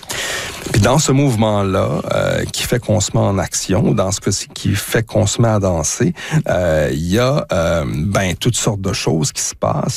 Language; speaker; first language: French; native; French